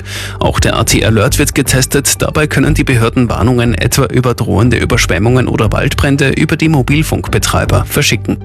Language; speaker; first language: German; native; German